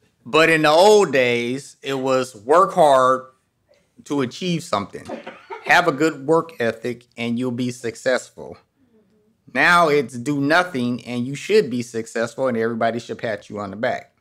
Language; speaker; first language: English; native; English